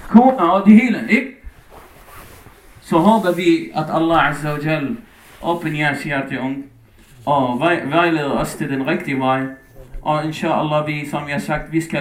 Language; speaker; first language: Danish; non-native, fluent; Arabic